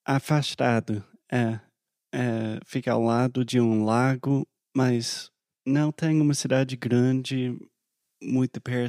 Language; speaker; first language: Portuguese; non-native, fluent; English